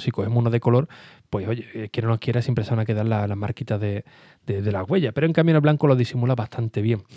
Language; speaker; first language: Spanish; native; Spanish